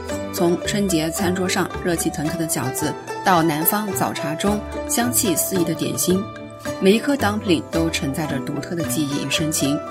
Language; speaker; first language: Chinese; native; Chinese